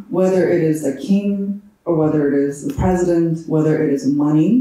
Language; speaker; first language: English; native; English